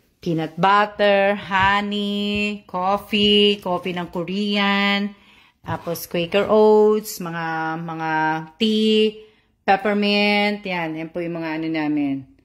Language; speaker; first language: Filipino; native; Filipino